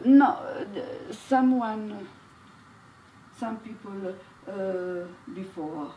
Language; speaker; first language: English; non-native, learner; Italian